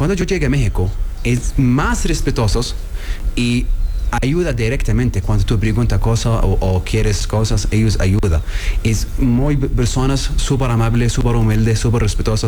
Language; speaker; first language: Spanish; non-native, learner; Arabic